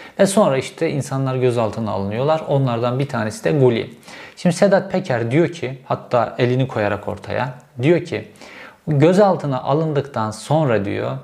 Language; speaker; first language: Turkish; native; Turkish